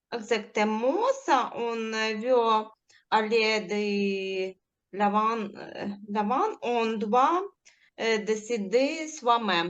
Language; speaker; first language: French; non-native, learner; Ukrainian